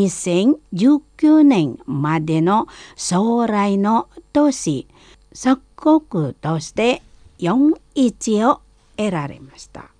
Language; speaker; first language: Japanese; non-native, fluent; Indonesian